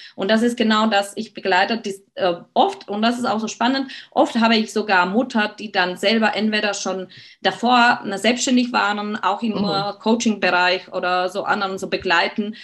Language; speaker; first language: German; non-native, fluent; Slovak